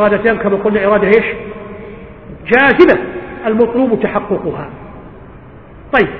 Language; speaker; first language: Arabic; native; Arabic